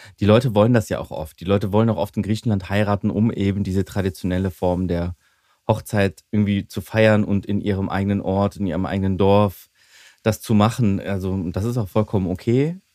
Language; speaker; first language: German; early bilingual, other home language; Greek